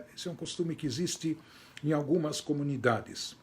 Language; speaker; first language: Portuguese; native; Portuguese